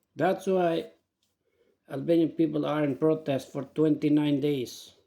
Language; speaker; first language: English; non-native, learner; Albanian